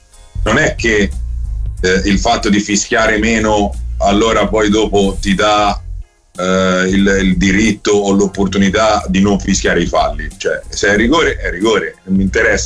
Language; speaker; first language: Italian; native; Italian